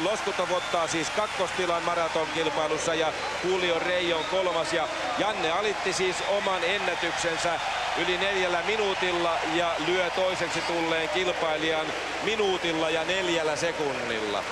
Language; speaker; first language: Finnish; native; Finnish